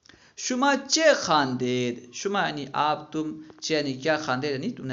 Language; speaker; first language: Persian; non-native, fluent; Urdu